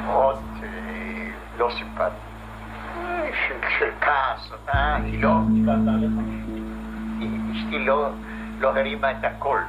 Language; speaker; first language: Hebrew; non-native, fluent; Polish